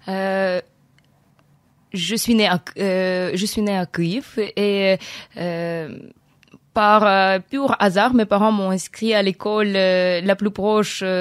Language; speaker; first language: French; non-native, fluent; Ukrainian